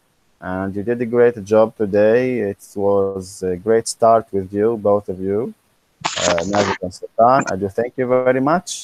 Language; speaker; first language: English; non-native, fluent; Arabic